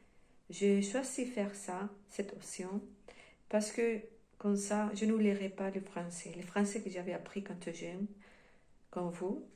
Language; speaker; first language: French; non-native, fluent; Spanish